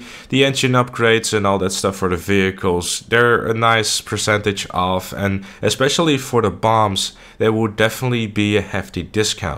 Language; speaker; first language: English; native; English